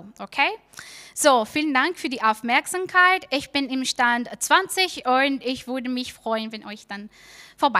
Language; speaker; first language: German; non-native, fluent; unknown